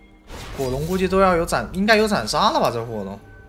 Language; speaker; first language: Chinese; native; Chinese